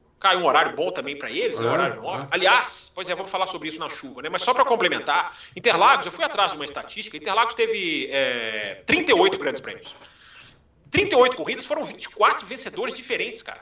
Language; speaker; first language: Portuguese; native; Portuguese